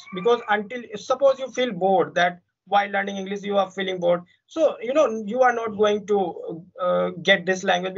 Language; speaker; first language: English; non-native, fluent; Hindi